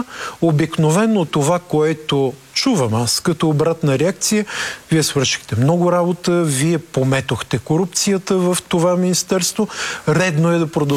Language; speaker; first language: Bulgarian; native; Bulgarian